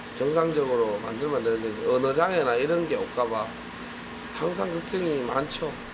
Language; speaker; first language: Korean; native; Korean